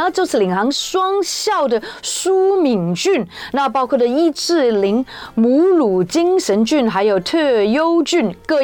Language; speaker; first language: Chinese; native; Chinese